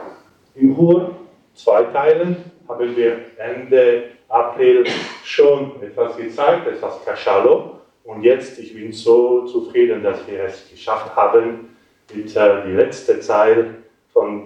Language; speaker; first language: German; non-native, local second language; Italian